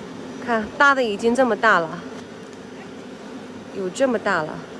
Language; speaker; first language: Chinese; native; Chinese